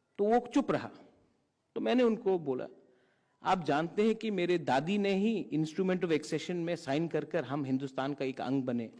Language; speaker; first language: Hindi; non-native, local second language; Kok Borok